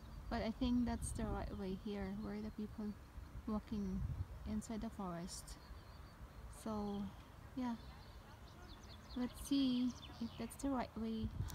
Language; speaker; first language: English; non-native, local second language; Cebuano